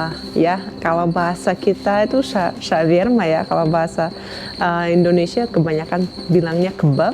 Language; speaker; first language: Indonesian; non-native, fluent; Russian